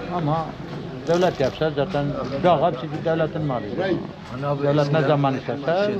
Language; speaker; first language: Turkish; native; Turkish